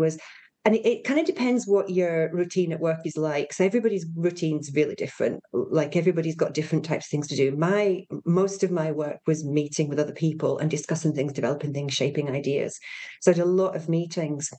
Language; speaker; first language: English; native; English